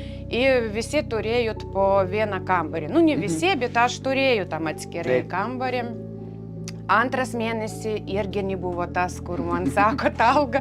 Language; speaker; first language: Lithuanian; non-native, learner; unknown